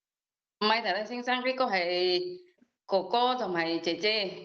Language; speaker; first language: Cantonese; non-native, learner; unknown